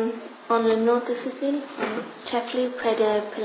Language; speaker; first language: French; non-native, learner; English